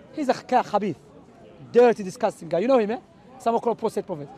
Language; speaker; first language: English; non-native, fluent; Arabic